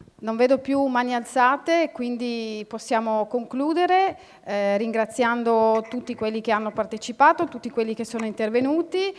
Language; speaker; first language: Italian; native; Italian